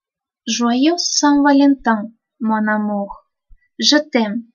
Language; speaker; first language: French; non-native, fluent; Russian